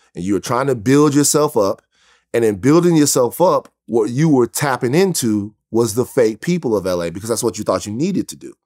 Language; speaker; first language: English; native; English